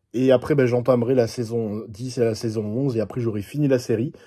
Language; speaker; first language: French; native; French